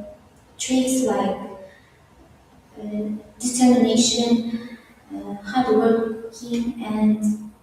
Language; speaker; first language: English; non-native, fluent; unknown